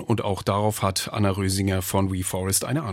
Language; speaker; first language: German; native; German